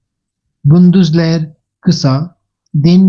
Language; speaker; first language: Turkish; non-native, fluent; Urdu